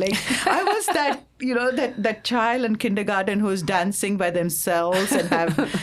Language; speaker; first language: English; non-native, local second language; Assamese